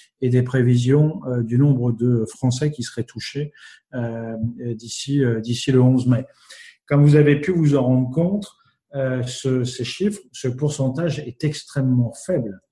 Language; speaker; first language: French; native; French